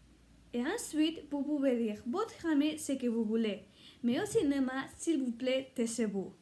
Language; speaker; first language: French; non-native, learner; Spanish